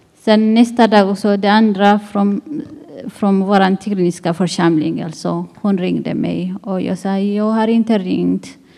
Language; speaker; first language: Swedish; non-native, learner; Tigrinya